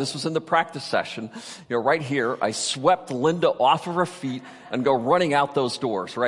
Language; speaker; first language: English; native; English